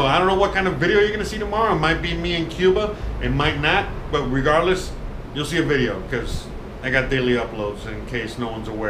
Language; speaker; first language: English; native; English